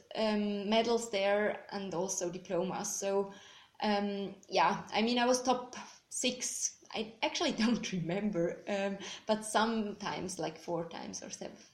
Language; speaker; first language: English; non-native, fluent; Swiss German